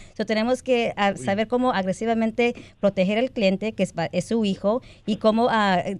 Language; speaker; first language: Spanish; early bilingual, heritage; Spanish